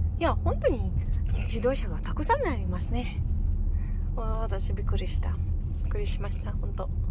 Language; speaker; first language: Japanese; non-native, fluent; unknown